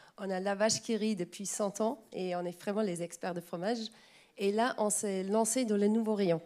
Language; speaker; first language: French; non-native, fluent; German